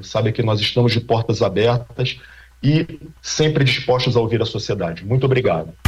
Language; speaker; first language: Portuguese; native; Portuguese